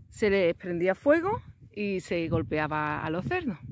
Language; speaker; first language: Spanish; native; Spanish